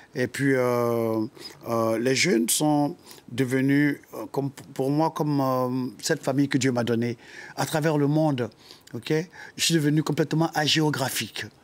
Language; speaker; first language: French; non-native, local second language; Dyula